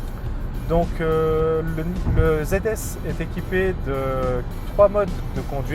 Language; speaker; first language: French; native; French